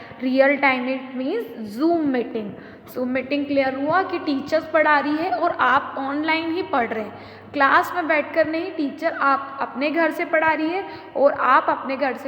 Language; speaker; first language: Hindi; native; Hindi